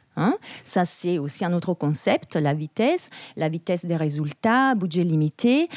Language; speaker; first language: French; non-native, fluent; Italian